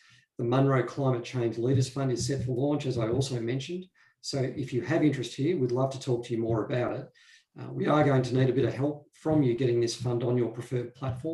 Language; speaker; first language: English; native; English